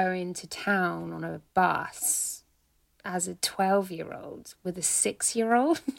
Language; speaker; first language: English; native; English